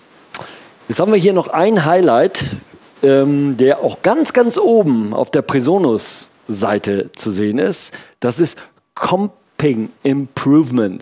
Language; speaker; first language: German; native; German